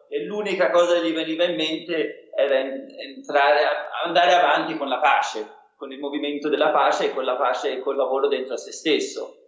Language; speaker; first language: Italian; early bilingual, heritage; Italian